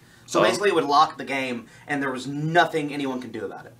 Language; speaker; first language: English; native; English